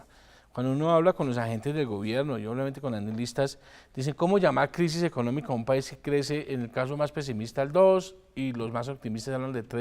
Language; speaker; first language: Spanish; native; Spanish